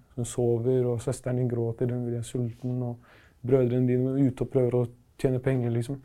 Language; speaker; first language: Norwegian; early bilingual, other home language; Arabic